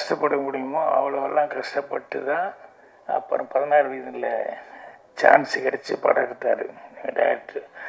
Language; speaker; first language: Tamil; native; Tamil